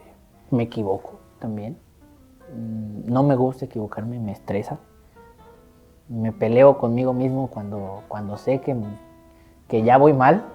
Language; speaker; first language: Spanish; native; Spanish